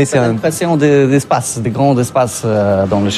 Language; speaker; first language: French; non-native, learner; Polish